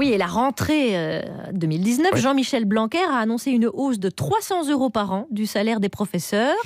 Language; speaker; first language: French; native; French